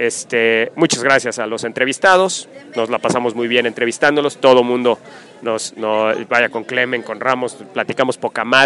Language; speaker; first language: Spanish; native; Spanish